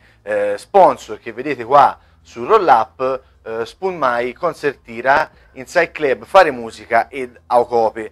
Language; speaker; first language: Italian; native; Italian